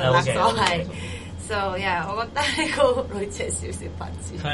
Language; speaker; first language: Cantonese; non-native, learner; Japanese